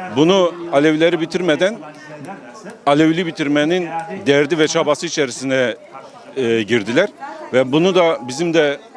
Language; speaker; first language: Turkish; native; Turkish